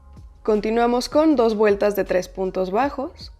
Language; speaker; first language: Spanish; native; Spanish